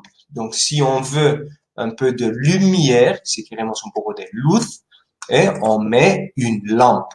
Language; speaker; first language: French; non-native, fluent; Spanish